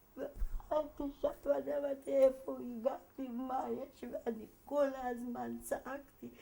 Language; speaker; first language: Hebrew; non-native, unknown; Hungarian